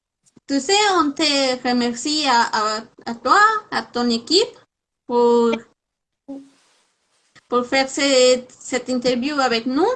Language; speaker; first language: French; non-native, fluent; Spanish